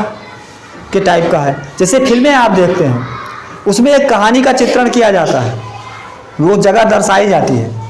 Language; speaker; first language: Hindi; native; Hindi